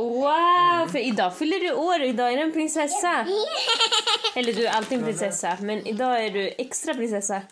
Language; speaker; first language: Swedish; native; Swedish